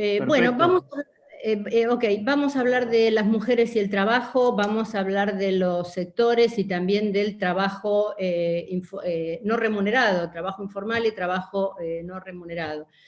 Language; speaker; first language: Spanish; native; Spanish